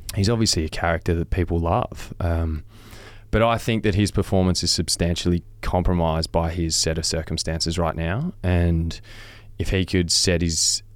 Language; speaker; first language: English; native; English